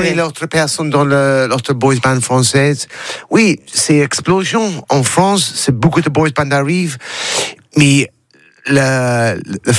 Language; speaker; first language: French; non-native, learner; English